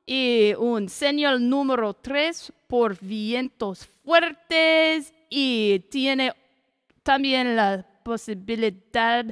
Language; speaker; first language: Spanish; non-native, learner; English